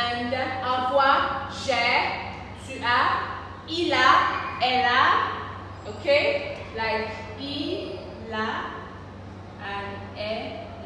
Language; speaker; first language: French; non-native, learner; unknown